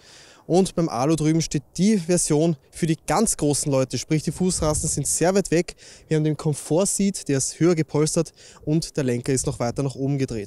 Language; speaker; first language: German; native; German